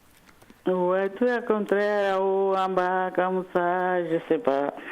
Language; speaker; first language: French; non-native, learner; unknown